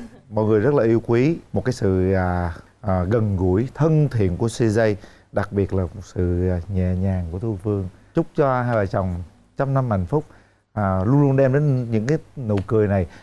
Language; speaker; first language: Vietnamese; native; Vietnamese